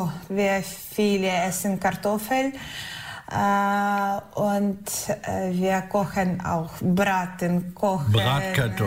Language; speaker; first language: German; non-native, learner; Ukrainian